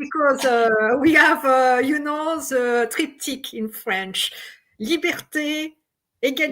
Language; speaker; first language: English; non-native, fluent; French